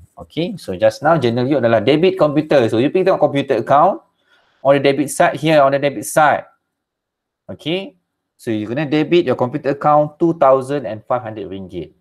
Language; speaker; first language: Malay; native; Malay